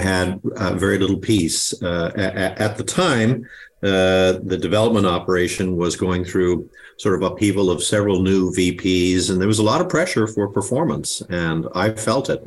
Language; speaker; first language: English; native; English